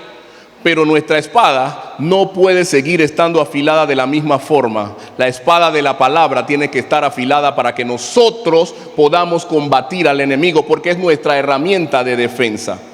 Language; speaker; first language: Spanish; native; Spanish